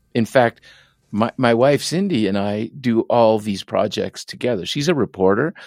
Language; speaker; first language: English; early bilingual, other home language; Spanish